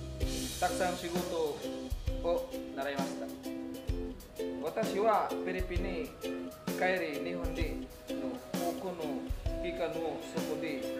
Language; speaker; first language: Japanese; non-native, learner; Filipino